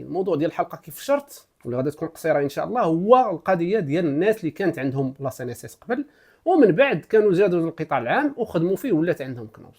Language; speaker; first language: Arabic; native; Arabic